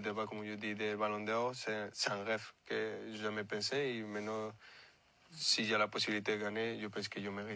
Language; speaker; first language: French; non-native, fluent; Spanish